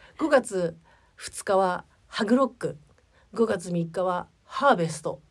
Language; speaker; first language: Japanese; native; Japanese